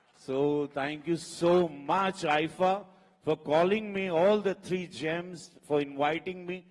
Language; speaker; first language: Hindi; native; Hindi